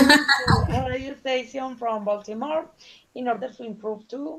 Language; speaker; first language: English; non-native, learner; Spanish